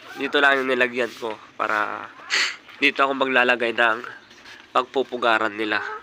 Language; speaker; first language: Filipino; native; Filipino